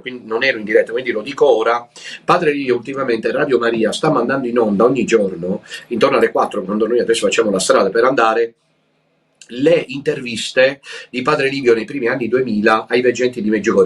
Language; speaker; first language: Italian; native; Italian